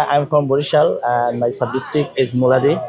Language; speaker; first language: English; non-native, learner; Bangla